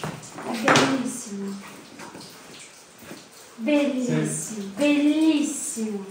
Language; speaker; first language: Italian; non-native, learner; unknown